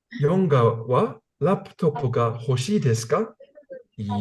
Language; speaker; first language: Japanese; non-native, learner; English